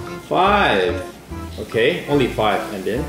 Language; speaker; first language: English; non-native, fluent; Thai